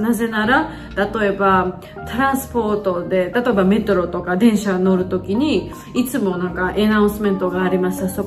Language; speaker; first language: Japanese; non-native, learner; Georgian